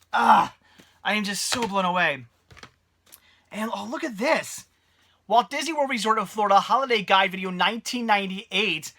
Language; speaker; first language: English; native; English